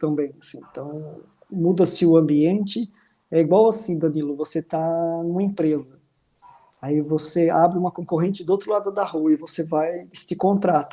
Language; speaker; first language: Portuguese; native; Portuguese